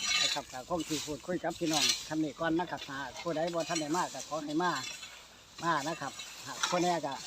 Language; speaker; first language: Thai; non-native, local second language; Northeastern Thai